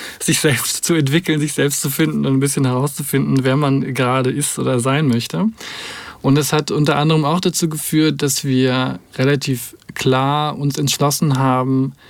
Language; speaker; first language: German; native; German